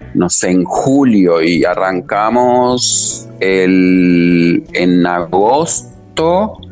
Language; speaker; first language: Spanish; native; Spanish